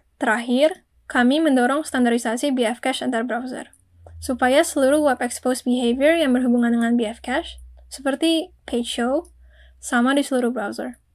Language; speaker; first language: Indonesian; native; Indonesian